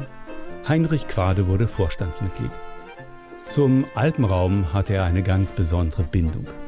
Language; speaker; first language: German; native; German